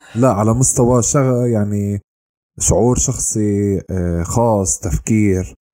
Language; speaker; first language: Arabic; native; Arabic